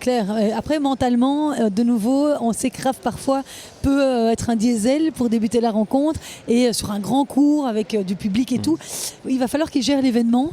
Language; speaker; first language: French; native; French